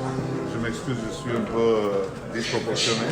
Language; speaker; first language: French; non-native, fluent; Albanian